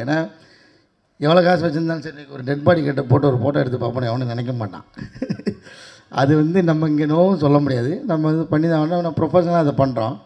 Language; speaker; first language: Tamil; native; Tamil